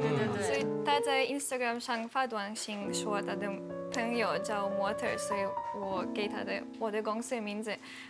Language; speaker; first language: Chinese; non-native, fluent; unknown